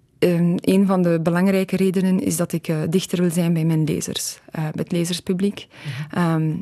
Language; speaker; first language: Dutch; early bilingual, other home language; Polish